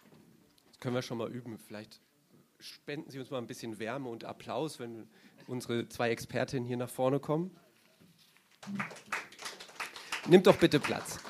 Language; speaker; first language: German; native; German